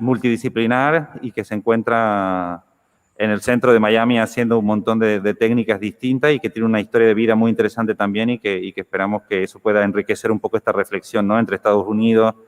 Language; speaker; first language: Spanish; native; Spanish